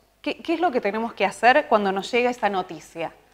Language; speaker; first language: Spanish; native; Spanish